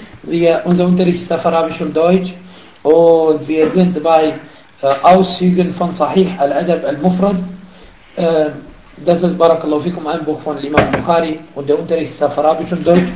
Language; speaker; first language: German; non-native, fluent; Arabic